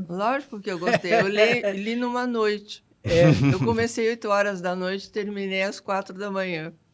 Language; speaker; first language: Portuguese; early bilingual, other home language; French